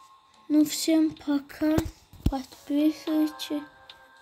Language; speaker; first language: Russian; non-native, learner; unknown